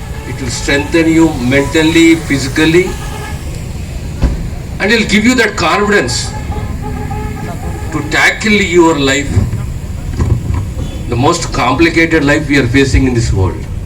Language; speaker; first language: English; non-native, local second language; Telugu